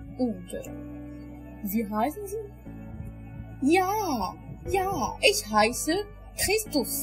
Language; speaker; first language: German; non-native, learner; Arabic